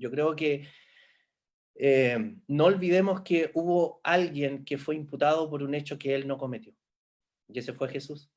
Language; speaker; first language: Spanish; native; Spanish